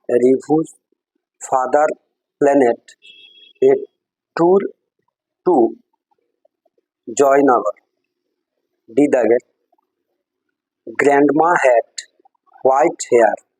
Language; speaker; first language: English; non-native, local second language; Bangla